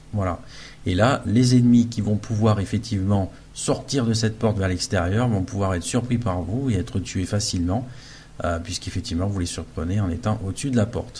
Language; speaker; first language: French; native; French